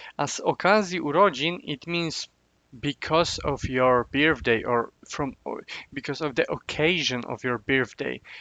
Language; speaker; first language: English; non-native, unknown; Polish